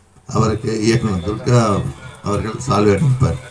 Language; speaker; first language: Tamil; native; Tamil